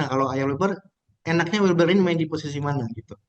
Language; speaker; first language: Indonesian; native; Indonesian